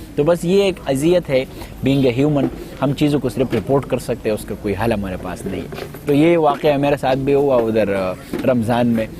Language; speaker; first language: Urdu; non-native, local second language; Pashto